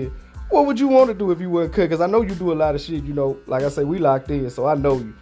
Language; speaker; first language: English; native; English